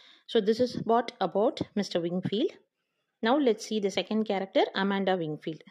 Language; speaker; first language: English; non-native, local second language; Tamil